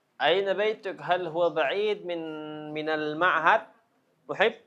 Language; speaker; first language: Arabic; non-native, fluent; Indonesian